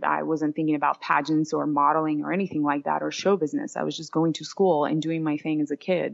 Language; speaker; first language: English; non-native, fluent; Georgian